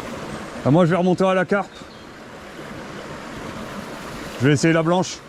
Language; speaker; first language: French; native; French